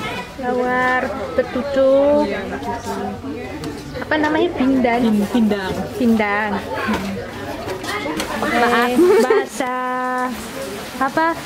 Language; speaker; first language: Indonesian; non-native, fluent; English